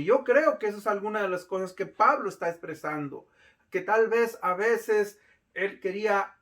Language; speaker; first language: Spanish; native; Spanish